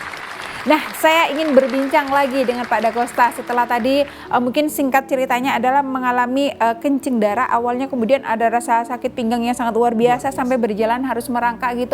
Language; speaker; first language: Indonesian; native; Indonesian